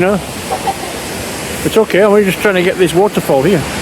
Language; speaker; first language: English; native; English